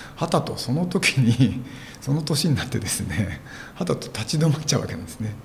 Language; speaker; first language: Japanese; native; Japanese